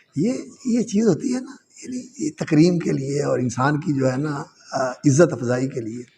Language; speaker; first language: Urdu; non-native, local second language; Punjabi